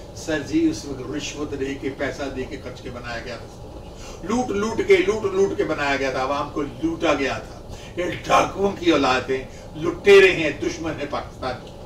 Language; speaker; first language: Urdu; native; Urdu